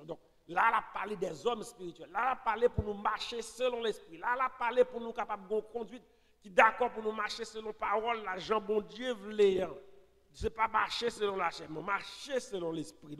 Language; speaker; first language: French; non-native, local second language; Haitian Creole